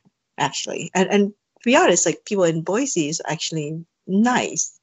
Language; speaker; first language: English; non-native, fluent; Thai